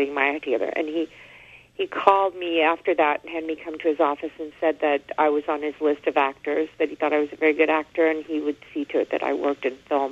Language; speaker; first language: English; native; English